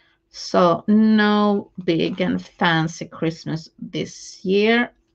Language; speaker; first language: English; non-native, fluent; Swedish